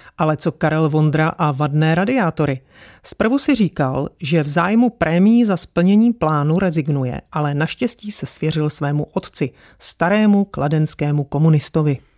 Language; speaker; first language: Czech; native; Czech